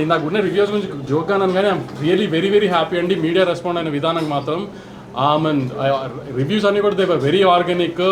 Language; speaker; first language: Telugu; native; Telugu